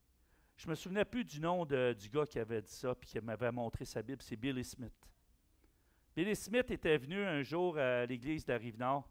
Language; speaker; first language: French; native; French